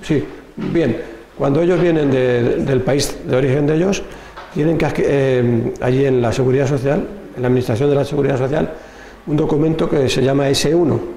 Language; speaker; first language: Spanish; native; Spanish